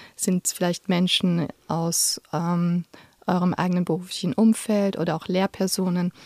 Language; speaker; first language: German; non-native, local second language; Luxembourgish